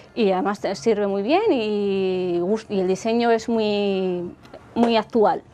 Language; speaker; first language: Spanish; native; Spanish